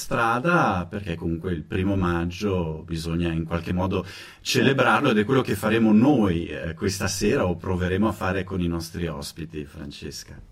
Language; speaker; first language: Italian; native; Italian